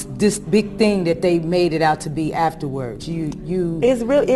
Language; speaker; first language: English; native; English